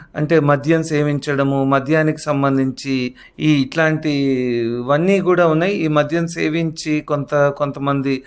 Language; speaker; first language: Telugu; native; Telugu